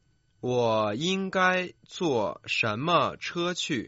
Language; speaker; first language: Chinese; non-native, learner; Croatian